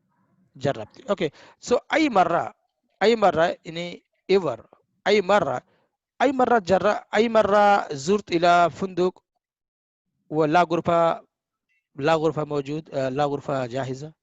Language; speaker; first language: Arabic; non-native, fluent; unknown